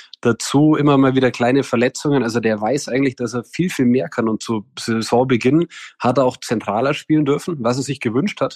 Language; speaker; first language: German; native; German